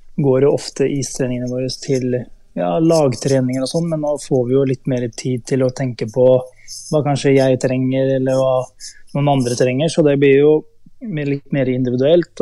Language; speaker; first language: Norwegian; native; Norwegian